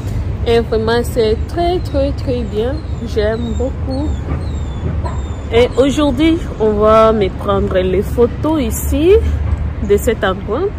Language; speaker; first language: French; non-native, local second language; Lingala